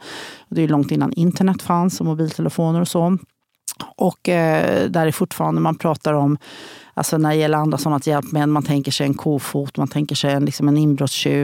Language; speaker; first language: Swedish; native; Swedish